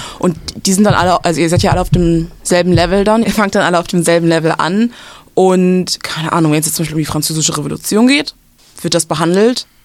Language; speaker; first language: German; native; German